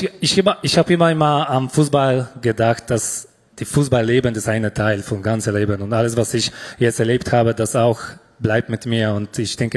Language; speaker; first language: German; non-native, fluent; Polish